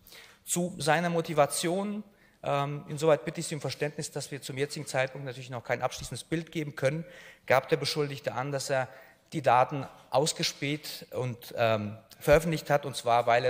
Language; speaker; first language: German; native; German